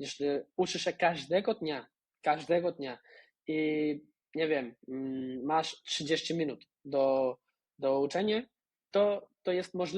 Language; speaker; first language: Polish; non-native, fluent; Spanish